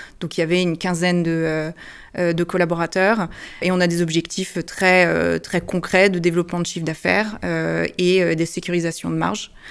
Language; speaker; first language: French; early bilingual, heritage; French